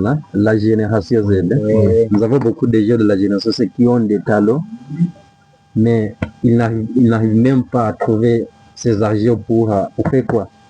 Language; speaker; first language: French; non-native, learner; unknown